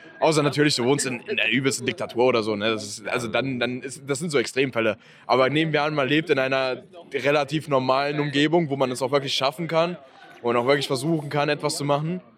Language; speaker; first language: German; native; German